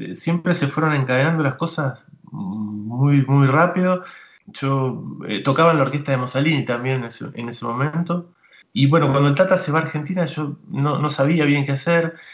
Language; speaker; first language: Spanish; native; Spanish